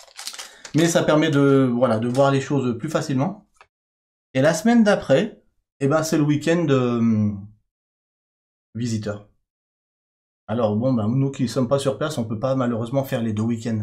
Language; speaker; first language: French; native; French